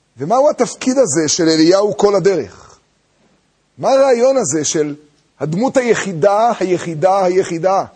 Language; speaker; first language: Hebrew; native; Hebrew